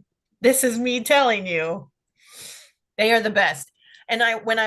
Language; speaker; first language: English; native; English